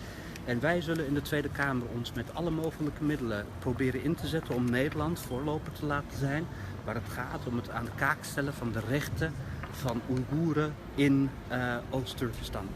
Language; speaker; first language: Dutch; early bilingual, other home language; Turkish